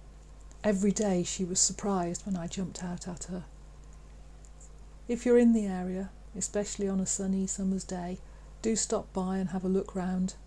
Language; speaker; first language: English; native; English